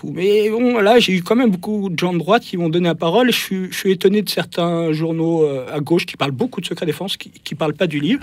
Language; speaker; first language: French; native; French